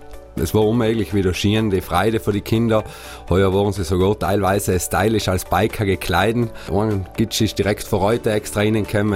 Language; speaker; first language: German; native; German